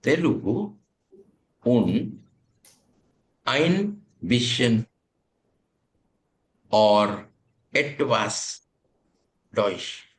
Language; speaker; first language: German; non-native, fluent; Telugu